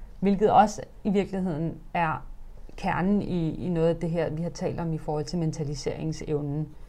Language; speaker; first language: Danish; early bilingual, other home language; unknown